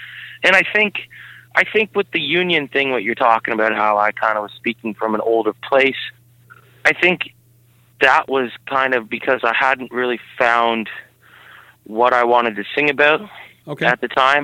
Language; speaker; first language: English; native; English